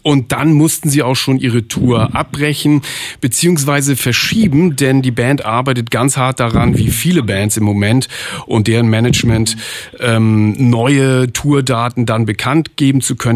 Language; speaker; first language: German; native; German